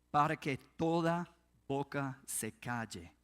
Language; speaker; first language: Spanish; non-native, learner; English